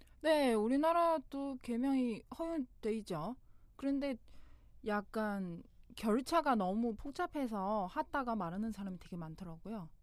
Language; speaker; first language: Korean; non-native, fluent; Chinese